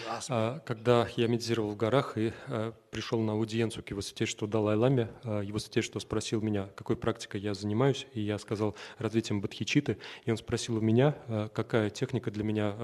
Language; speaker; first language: Russian; native; Russian